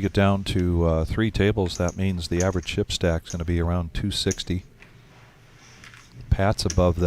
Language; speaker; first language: English; native; English